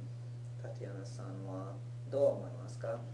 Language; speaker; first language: Japanese; non-native, learner; English